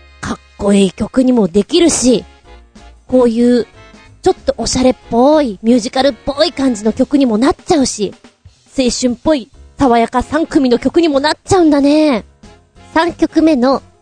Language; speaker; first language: Japanese; native; Japanese